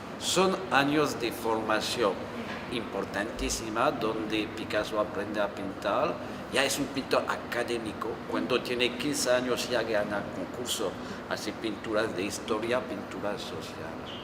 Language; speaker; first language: Spanish; non-native, fluent; French